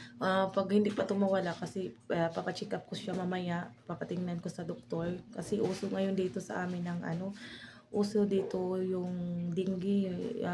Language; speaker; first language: Filipino; non-native, local second language; Waray